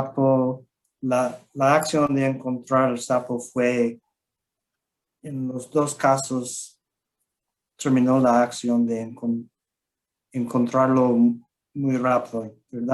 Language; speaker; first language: Spanish; non-native, learner; English